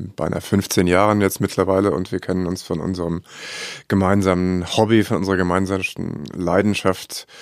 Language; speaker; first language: German; native; German